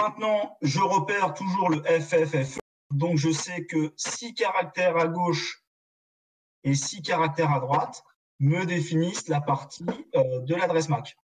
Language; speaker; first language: French; native; French